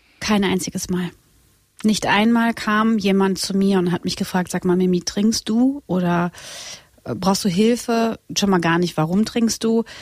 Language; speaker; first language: German; early bilingual, other home language; Croatian